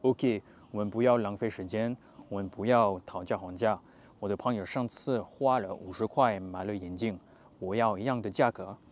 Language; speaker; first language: Chinese; non-native, fluent; French